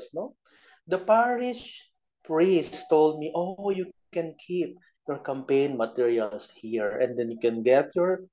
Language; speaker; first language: English; non-native, local second language; Bikol